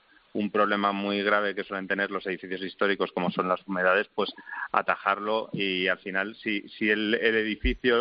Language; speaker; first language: Spanish; native; Spanish